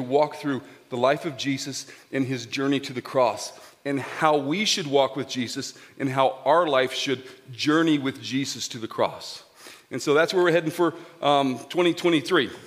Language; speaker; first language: English; native; English